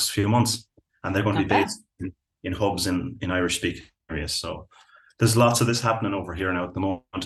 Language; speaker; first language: English; native; English